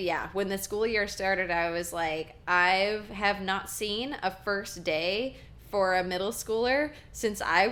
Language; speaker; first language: English; native; English